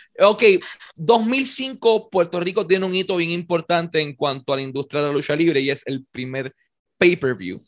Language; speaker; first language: Spanish; native; Spanish